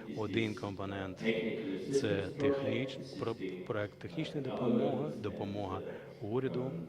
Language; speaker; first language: Ukrainian; non-native, fluent; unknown